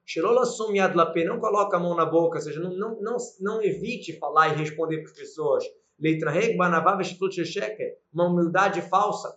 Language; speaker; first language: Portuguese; native; Portuguese